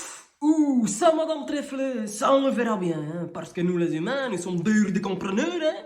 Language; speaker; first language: French; native; French